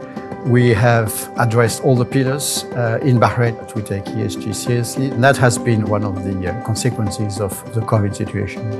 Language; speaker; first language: English; non-native, fluent; French